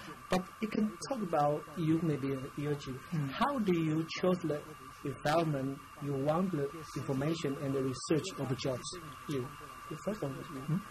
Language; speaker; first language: English; non-native, learner; Chinese